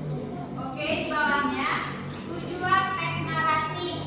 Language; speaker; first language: Indonesian; native; Indonesian